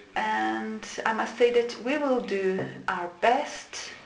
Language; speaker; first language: English; non-native, fluent; Slovenian